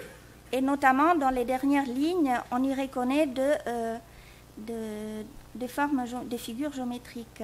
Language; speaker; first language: French; native; French